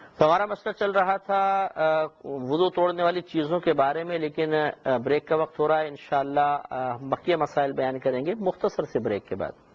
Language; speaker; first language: Urdu; native; Urdu